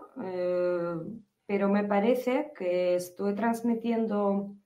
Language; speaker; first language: Spanish; non-native, fluent; Ukrainian